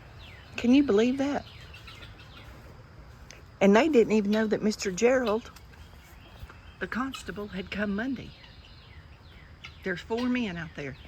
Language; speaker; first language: English; native; English